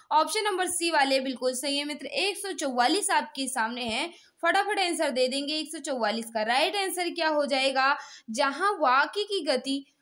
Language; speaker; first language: Hindi; native; Hindi